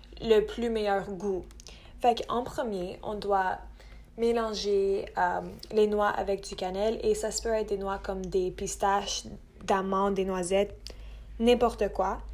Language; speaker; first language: French; non-native, local second language; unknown